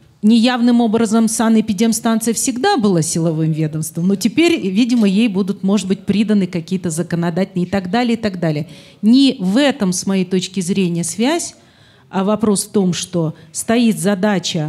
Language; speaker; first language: Russian; native; Russian